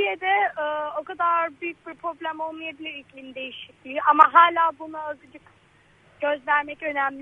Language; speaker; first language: Turkish; early bilingual, heritage; Turkish